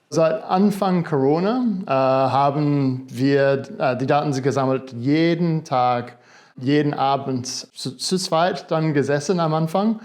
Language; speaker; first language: German; non-native, fluent; English